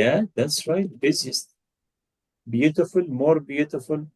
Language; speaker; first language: English; non-native, fluent; Arabic